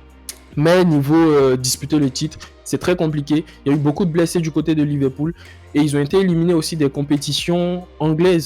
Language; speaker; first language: French; native; French